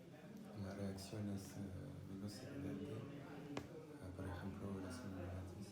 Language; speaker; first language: Spanish; non-native, learner; French